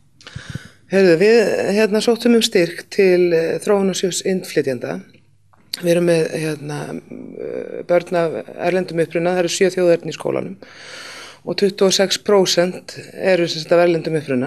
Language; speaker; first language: Icelandic; native; Icelandic